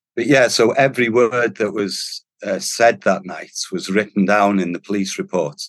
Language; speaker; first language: English; non-native, local second language; Welsh